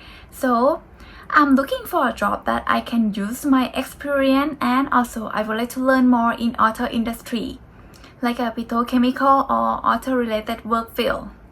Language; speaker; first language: English; non-native, learner; Thai